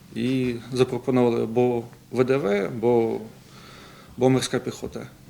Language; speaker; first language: Ukrainian; non-native, local second language; Russian